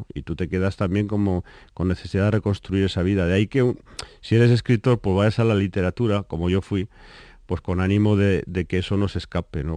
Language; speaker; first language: Spanish; native; Spanish